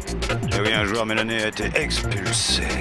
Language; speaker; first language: French; native; French